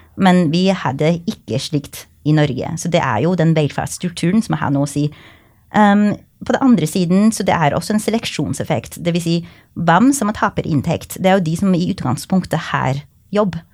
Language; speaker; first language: Norwegian; non-native, fluent; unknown